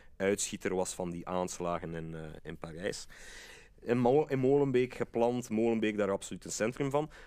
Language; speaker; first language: Dutch; native; Dutch